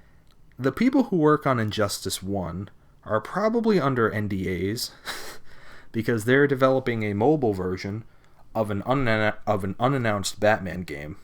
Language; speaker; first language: English; native; English